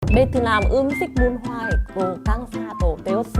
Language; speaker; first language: Korean; non-native, learner; Vietnamese